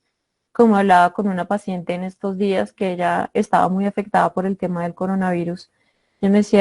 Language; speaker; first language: Spanish; native; Spanish